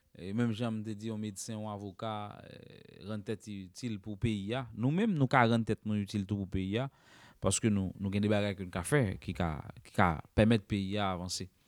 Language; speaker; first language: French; non-native, local second language; Haitian Creole